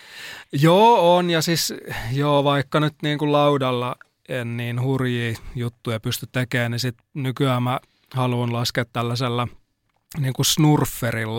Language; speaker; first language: Finnish; native; Finnish